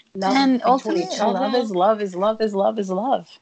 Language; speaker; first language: English; early bilingual, other home language; Spanish